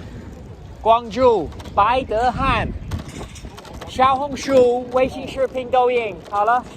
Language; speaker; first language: Chinese; non-native, learner; English